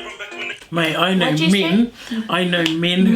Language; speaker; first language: English; native; English